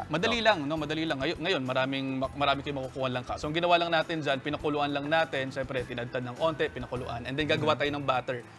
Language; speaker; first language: Filipino; native; Filipino